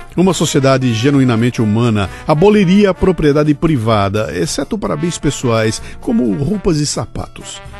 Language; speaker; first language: Portuguese; native; Portuguese